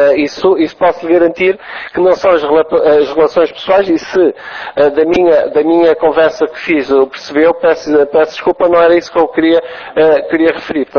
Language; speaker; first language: Portuguese; native; Portuguese